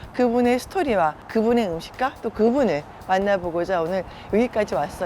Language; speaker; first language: Korean; native; Korean